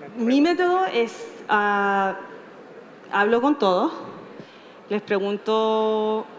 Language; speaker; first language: Spanish; native; Spanish